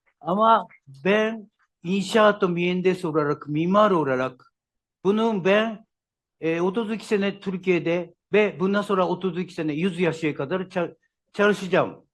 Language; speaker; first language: Turkish; non-native, learner; Japanese